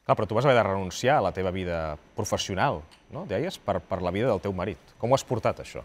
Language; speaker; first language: Catalan; native; Catalan